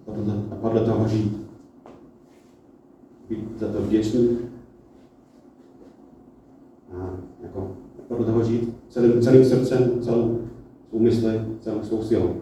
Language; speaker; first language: Czech; non-native, fluent; English